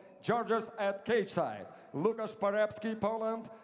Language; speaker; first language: English; non-native, fluent; Russian